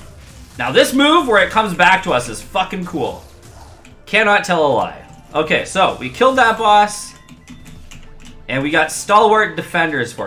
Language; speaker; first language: English; native; English